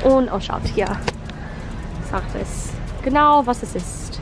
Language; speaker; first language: German; non-native, learner; English